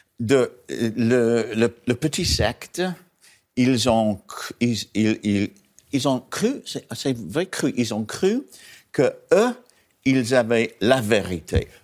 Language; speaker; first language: French; non-native, learner; English